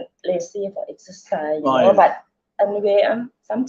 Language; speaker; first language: English; non-native, learner; Thai